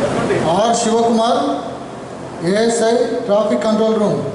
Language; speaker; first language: Telugu; native; Telugu